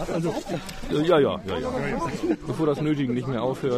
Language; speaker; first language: German; native; German